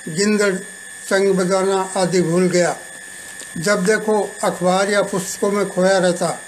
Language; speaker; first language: Hindi; native; Hindi